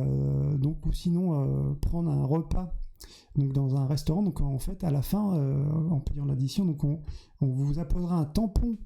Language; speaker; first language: French; native; French